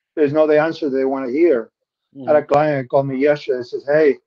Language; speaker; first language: English; non-native, fluent; Spanish